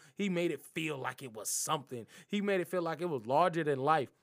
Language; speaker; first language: English; native; English